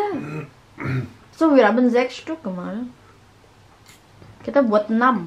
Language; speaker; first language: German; non-native, learner; Indonesian